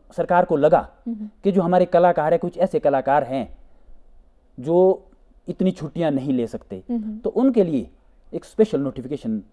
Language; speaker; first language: Hindi; native; Hindi